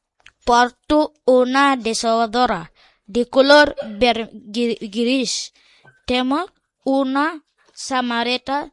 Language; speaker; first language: Catalan; non-native, learner; Spanish